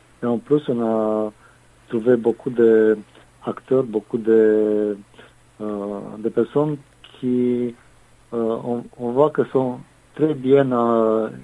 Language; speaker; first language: French; non-native, fluent; Romanian